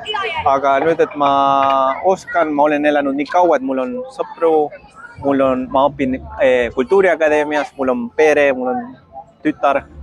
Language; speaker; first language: Estonian; non-native, fluent; Spanish